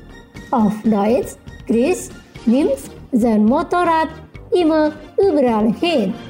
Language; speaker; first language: German; non-native, fluent; Indonesian